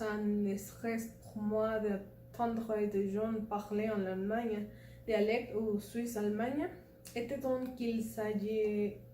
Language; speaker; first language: French; non-native, learner; Spanish